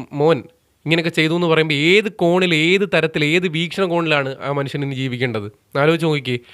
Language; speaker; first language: Malayalam; native; Malayalam